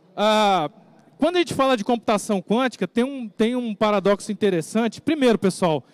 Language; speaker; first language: Portuguese; native; Portuguese